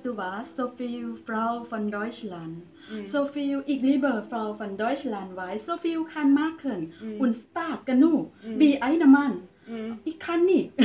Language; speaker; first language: German; non-native, learner; Thai